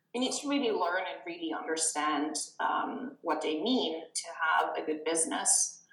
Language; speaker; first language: English; non-native, fluent; German